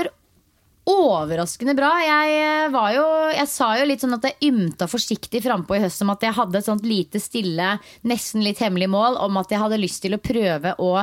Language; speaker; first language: Norwegian; native; Norwegian